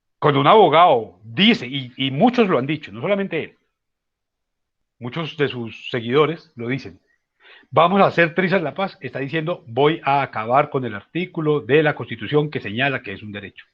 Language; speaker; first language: Spanish; native; Spanish